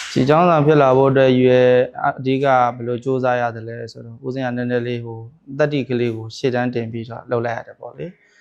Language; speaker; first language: Burmese; native; Burmese